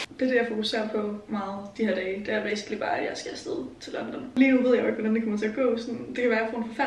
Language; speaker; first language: Danish; native; Danish